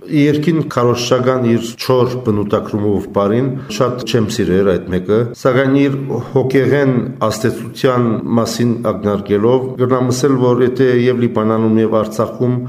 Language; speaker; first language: Armenian; early bilingual, heritage; Armenian